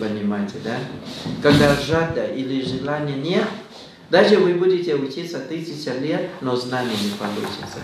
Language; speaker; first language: Russian; non-native, fluent; Thai